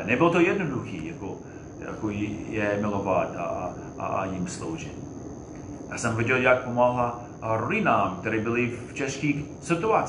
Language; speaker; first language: Czech; non-native, fluent; English